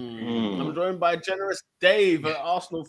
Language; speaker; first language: English; native; English